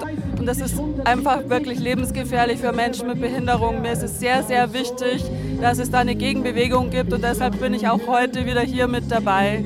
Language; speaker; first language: German; native; German